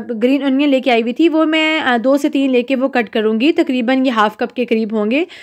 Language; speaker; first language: Urdu; native; Urdu